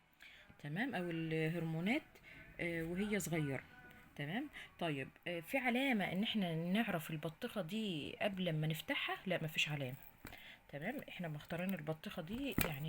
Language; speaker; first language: Arabic; native; Arabic